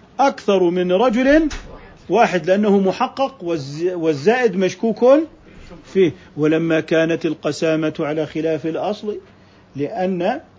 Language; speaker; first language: Arabic; native; Arabic